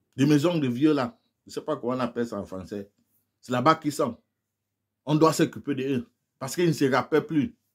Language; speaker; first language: French; non-native, local second language; English